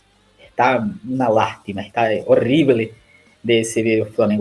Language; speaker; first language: Spanish; non-native, learner; Portuguese